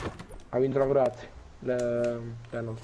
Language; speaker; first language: Italian; native; Italian